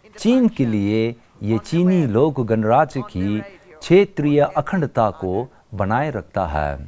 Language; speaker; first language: Hindi; non-native, local second language; Tibetan